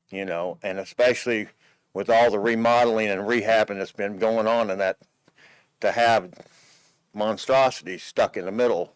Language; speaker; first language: English; native; English